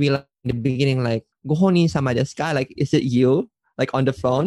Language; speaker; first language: English; non-native, local second language; Filipino